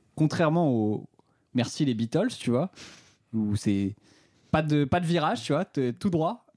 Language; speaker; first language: French; native; French